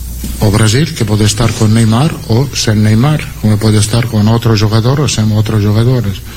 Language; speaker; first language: Portuguese; non-native, learner; Italian